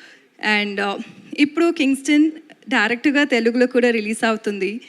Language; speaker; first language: Telugu; non-native, learner; Tamil